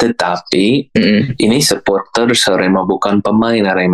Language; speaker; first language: Indonesian; non-native, learner; English